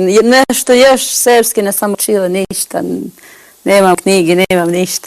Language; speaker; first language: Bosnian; non-native, learner; Albanian